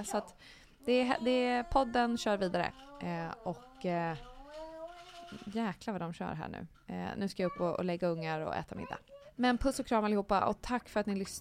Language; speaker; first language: Swedish; native; Swedish